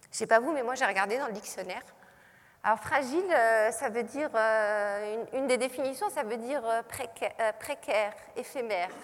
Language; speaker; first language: French; non-native, local second language; Arabic